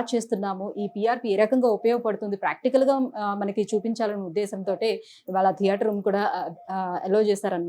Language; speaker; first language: Telugu; native; Telugu